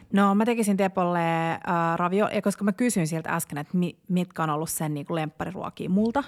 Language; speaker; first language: Finnish; native; Finnish